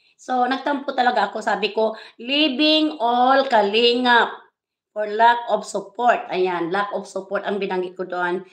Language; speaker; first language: Filipino; native; Filipino